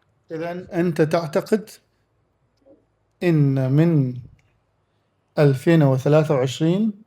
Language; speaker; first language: Arabic; native; Arabic